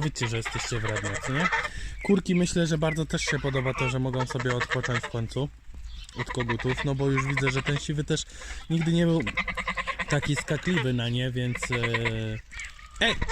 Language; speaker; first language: Polish; native; Polish